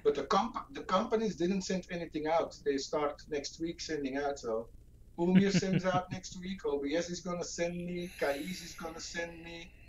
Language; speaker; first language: English; non-native, fluent; Dutch